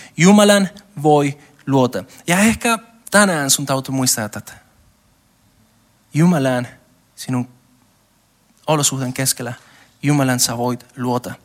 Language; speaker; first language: Finnish; non-native, learner; Spanish